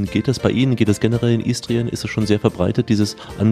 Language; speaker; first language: German; native; German